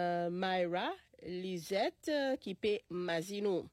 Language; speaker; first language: French; non-native, local second language; Seselwa Creole French